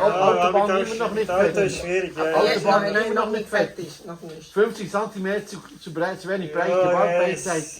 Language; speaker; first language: German; native; German